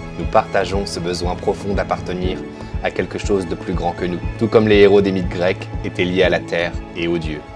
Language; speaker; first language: French; native; French